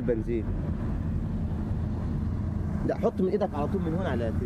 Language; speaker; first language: Arabic; non-native, learner; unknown